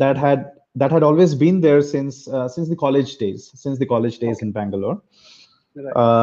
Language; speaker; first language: English; non-native, local second language; Bangla